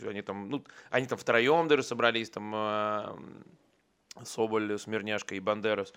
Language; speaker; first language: Russian; native; Russian